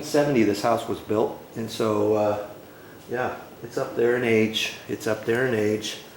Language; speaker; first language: English; native; English